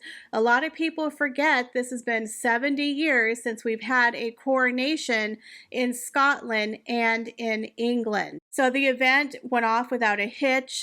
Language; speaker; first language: English; native; English